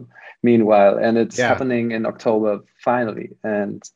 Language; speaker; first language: English; non-native, fluent; German